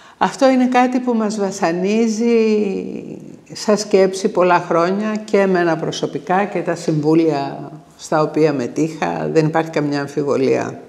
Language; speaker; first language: Greek; native; Greek